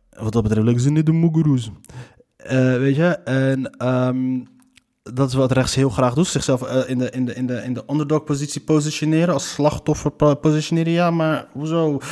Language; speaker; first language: Dutch; early bilingual, other home language; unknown